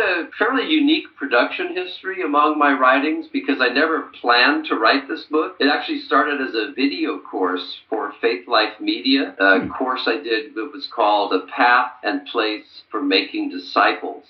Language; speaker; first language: English; native; English